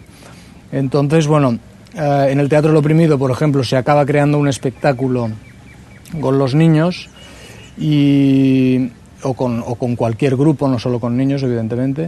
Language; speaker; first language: Spanish; native; Spanish